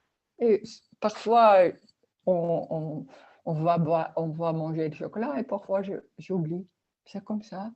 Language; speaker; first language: French; non-native, learner; Dutch